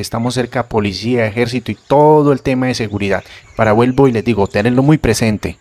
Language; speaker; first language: Spanish; native; Spanish